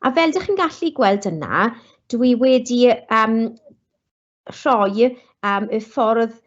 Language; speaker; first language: Welsh; non-native, local second language; English